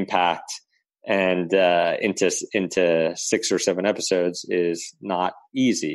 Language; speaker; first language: English; native; English